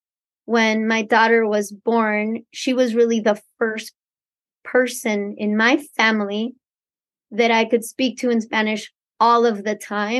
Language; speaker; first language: English; early bilingual, other home language; Spanish